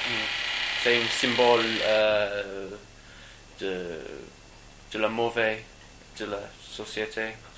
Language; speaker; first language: French; non-native, learner; English